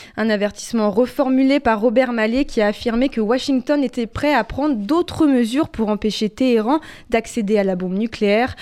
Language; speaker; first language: French; native; French